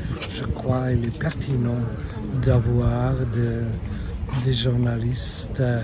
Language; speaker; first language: French; non-native, fluent; German